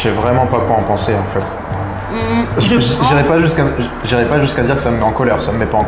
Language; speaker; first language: French; native; French